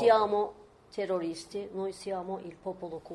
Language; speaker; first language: Italian; non-native, learner; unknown